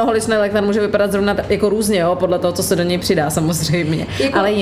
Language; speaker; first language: Czech; native; Czech